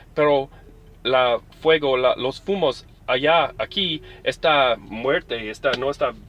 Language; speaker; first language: Spanish; non-native, learner; English